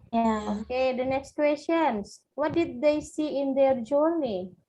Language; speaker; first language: English; non-native, fluent; Indonesian